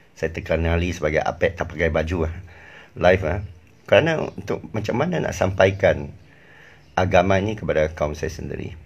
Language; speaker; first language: Malay; non-native, local second language; English